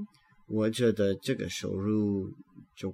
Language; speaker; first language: Chinese; non-native, learner; English